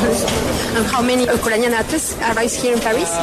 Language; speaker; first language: English; non-native, fluent; Spanish